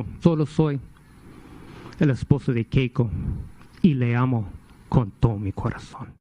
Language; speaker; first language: Spanish; non-native, fluent; English